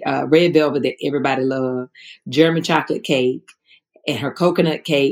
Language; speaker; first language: English; native; English